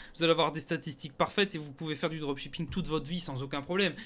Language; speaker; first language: French; native; French